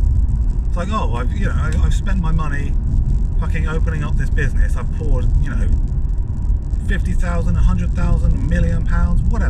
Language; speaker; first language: English; native; English